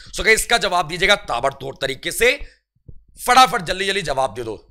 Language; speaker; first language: Hindi; native; Hindi